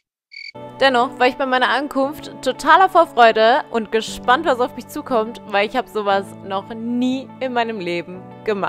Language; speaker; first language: German; native; German